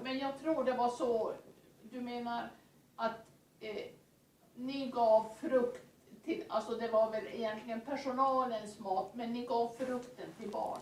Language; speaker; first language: Swedish; native; Swedish